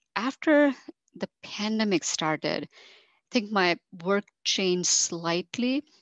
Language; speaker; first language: English; non-native, local second language; Marathi